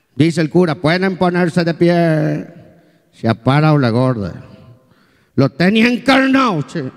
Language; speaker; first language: Spanish; native; Spanish